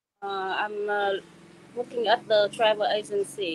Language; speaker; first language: English; non-native, learner; Vietnamese